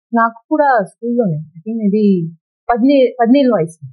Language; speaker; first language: Telugu; non-native, learner; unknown